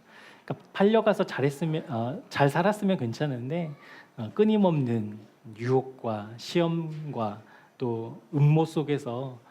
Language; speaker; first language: Korean; native; Korean